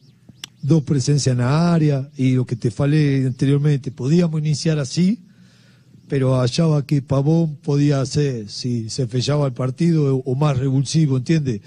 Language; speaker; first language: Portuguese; non-native, learner; Spanish